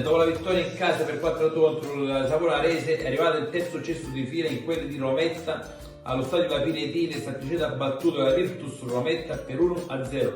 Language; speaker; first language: Italian; native; Italian